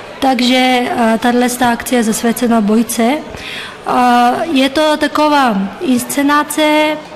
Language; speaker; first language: Czech; non-native, fluent; Bulgarian